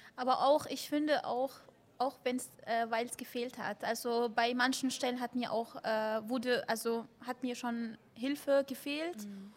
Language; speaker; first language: German; non-native, fluent; Arabic